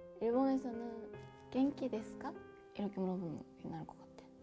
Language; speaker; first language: Korean; non-native, fluent; Japanese